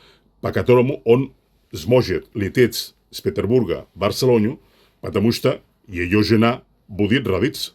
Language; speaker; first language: Russian; non-native, fluent; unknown